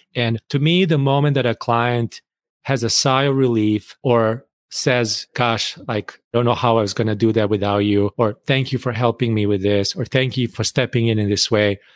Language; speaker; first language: English; non-native, fluent; Bosnian